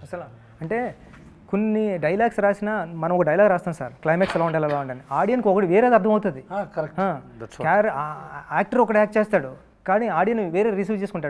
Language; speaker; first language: Telugu; native; Telugu